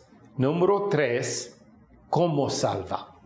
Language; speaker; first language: Spanish; non-native, fluent; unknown